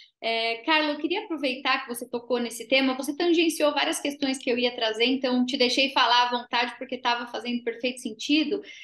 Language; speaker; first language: Portuguese; native; Portuguese